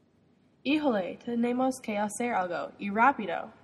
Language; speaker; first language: Spanish; non-native, learner; English